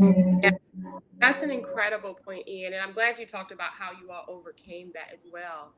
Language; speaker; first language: English; native; English